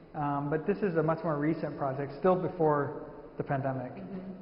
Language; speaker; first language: English; native; English